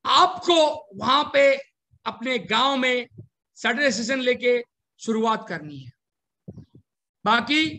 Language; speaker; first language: Hindi; non-native, local second language; Marathi